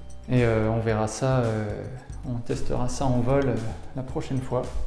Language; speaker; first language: French; native; French